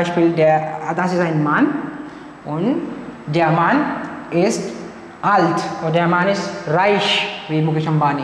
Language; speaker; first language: German; non-native, fluent; Marathi